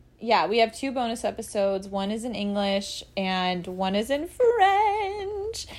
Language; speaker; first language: English; native; English